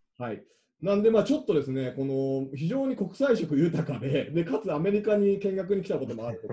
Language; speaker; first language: Japanese; native; Japanese